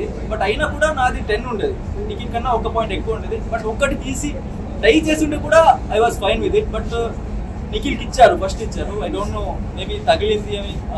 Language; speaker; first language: Telugu; non-native, local second language; Kannada